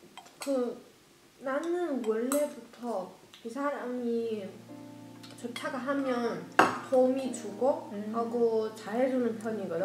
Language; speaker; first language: Korean; non-native, learner; Chinese